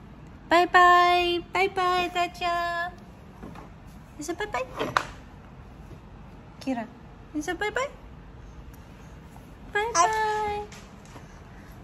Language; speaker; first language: Chinese; non-native, fluent; Russian